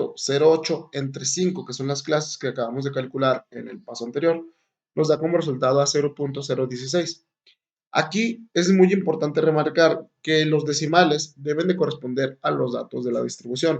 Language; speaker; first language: Spanish; native; Spanish